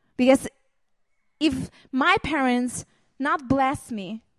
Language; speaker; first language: English; non-native, learner; Hebrew